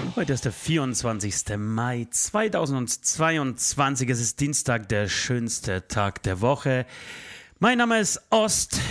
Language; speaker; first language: German; early bilingual, other home language; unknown